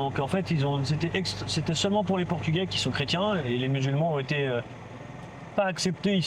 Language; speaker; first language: French; native; French